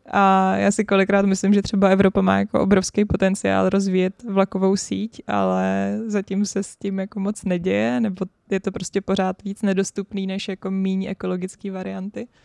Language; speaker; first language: Czech; native; Czech